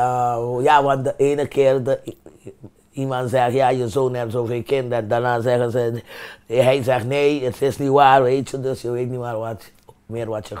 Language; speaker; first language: Dutch; non-native, fluent; Papiamento